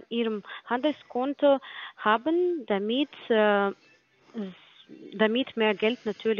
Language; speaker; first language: German; non-native, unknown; Polish